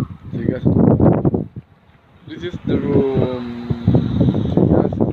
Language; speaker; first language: English; non-native, fluent; Indonesian